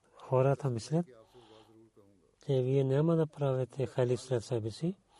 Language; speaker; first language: Bulgarian; non-native, learner; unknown